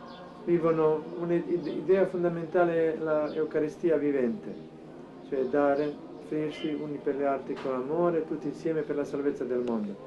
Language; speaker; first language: Italian; non-native, fluent; Croatian